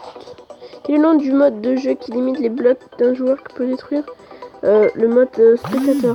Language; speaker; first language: French; native; French